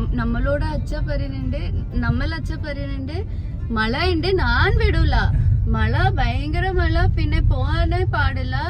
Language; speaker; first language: Malayalam; non-native, local second language; Kannada